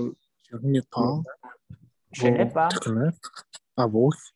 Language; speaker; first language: French; non-native, learner; Spanish